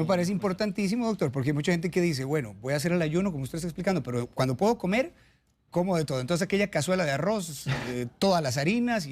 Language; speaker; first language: Spanish; native; Spanish